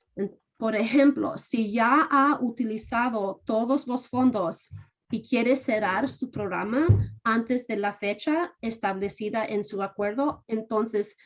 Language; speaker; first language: Spanish; non-native, fluent; English